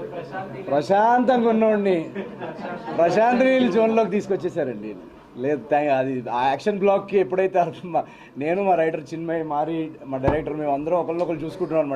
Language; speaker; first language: Telugu; native; Telugu